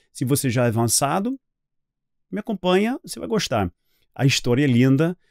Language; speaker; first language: Portuguese; non-native, fluent; English